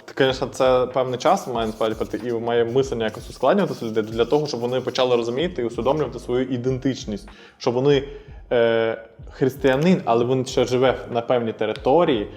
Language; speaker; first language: Ukrainian; non-native, local second language; Russian